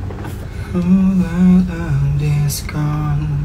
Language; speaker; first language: English; non-native, learner; Thai